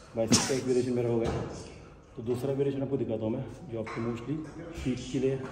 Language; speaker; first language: Hindi; non-native, local second language; Marathi